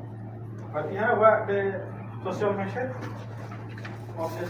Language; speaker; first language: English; non-native, learner; Indonesian